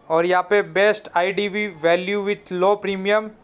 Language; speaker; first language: Hindi; non-native, local second language; Gujarati